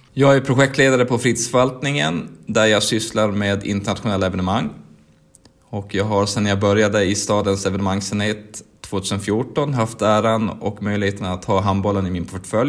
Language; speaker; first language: Swedish; native; Swedish